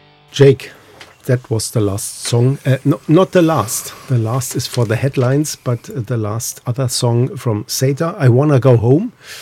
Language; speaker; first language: English; non-native, learner; German